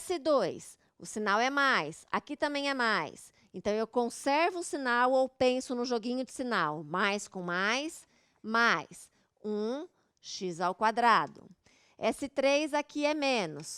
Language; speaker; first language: Portuguese; native; Portuguese